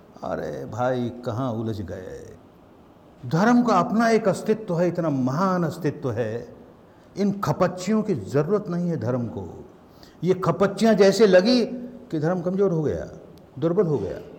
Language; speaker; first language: Hindi; early bilingual, heritage; Hindi